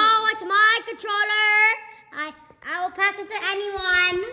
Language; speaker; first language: English; native; English